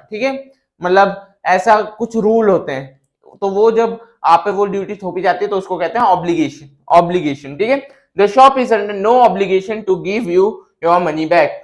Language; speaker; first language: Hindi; native; Hindi